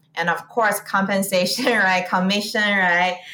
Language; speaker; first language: English; non-native, fluent; Chinese